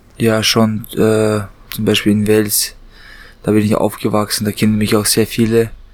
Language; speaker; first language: German; early bilingual, other home language; Chechen